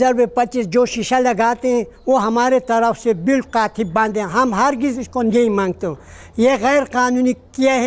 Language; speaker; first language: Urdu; non-native, local second language; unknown